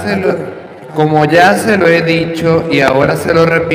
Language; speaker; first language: Spanish; native; Spanish